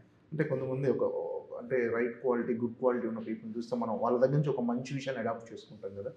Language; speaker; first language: Telugu; native; Telugu